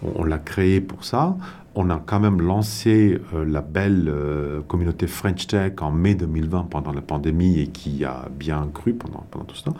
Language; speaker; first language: French; non-native, local second language; Tamil